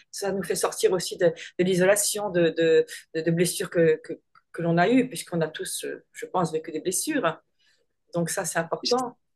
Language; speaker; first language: French; native; French